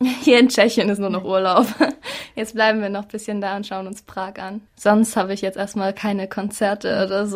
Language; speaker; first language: German; native; German